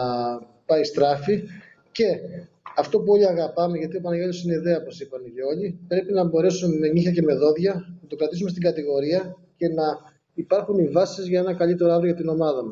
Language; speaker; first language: Greek; native; Greek